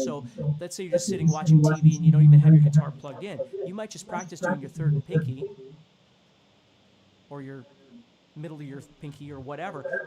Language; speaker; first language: English; native; English